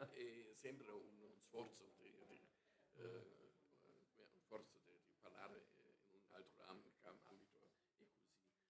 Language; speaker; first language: Italian; non-native, fluent; German